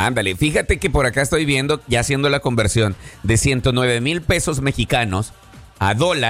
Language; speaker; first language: Spanish; native; Spanish